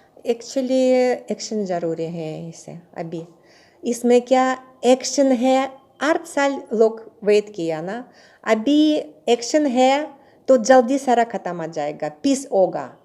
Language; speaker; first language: Hindi; non-native, learner; Russian